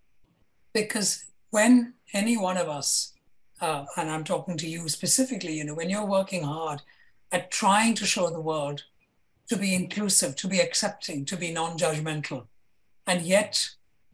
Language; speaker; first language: English; non-native, local second language; Malayalam